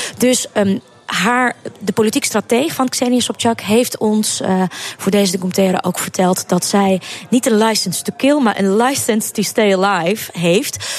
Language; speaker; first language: Dutch; early bilingual, other home language; Russian